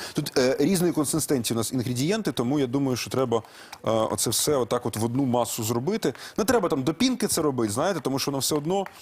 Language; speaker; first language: Ukrainian; native; Ukrainian